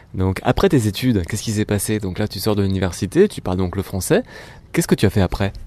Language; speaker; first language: French; native; French